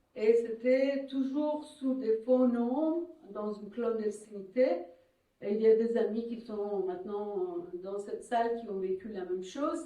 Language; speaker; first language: French; non-native, fluent; Persian